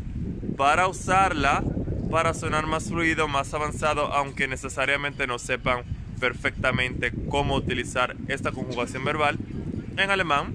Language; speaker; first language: Spanish; non-native, fluent; German